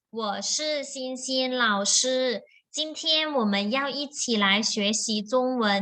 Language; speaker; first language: Chinese; non-native, fluent; Thai